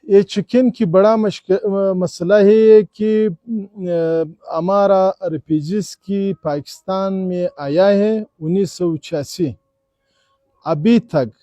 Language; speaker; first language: Hindi; non-native, fluent; Pashto